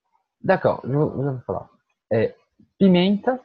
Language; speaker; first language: French; non-native, fluent; Portuguese